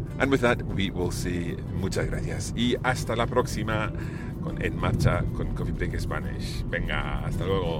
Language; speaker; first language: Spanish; non-native, fluent; English